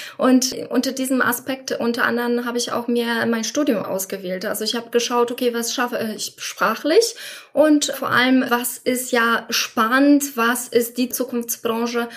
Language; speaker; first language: German; non-native, fluent; Polish